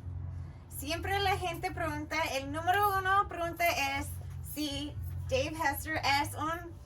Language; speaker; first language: Spanish; early bilingual, heritage; Spanish